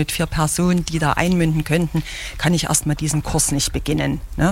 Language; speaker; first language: German; native; German